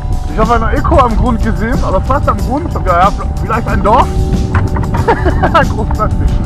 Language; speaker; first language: German; non-native, fluent; French